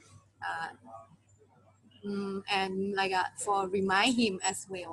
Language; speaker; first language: English; non-native, learner; Thai